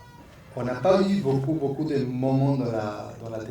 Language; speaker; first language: French; non-native, fluent; Spanish